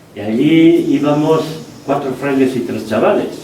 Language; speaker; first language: Spanish; non-native, local second language; Basque